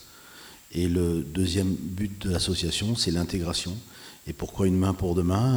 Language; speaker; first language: French; native; French